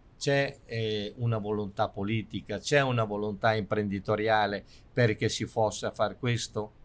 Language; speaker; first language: Italian; native; Italian